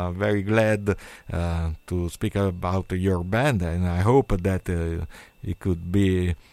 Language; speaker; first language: English; non-native, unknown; Italian